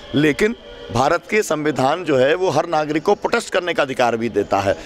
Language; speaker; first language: Hindi; native; Hindi